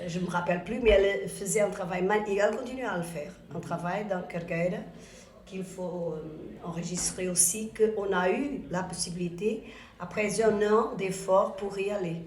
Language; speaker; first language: French; non-native, fluent; Portuguese